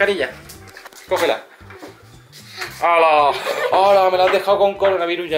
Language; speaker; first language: Spanish; native; Spanish